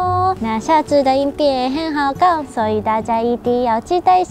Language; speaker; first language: Chinese; non-native, fluent; Japanese